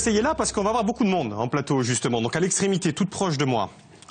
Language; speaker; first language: French; native; French